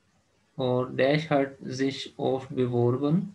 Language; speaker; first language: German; non-native, fluent; Urdu